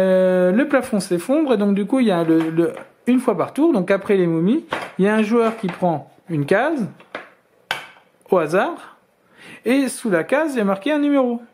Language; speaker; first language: French; native; French